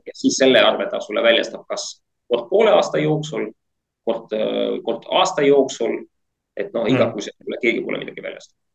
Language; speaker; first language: Estonian; non-native, local second language; Russian